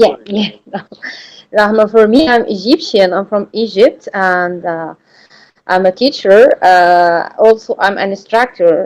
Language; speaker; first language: English; non-native, learner; Arabic